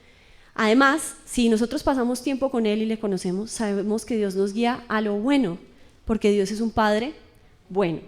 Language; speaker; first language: Spanish; native; Spanish